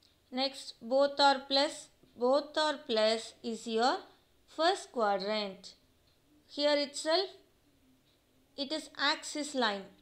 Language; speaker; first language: English; non-native, local second language; Tamil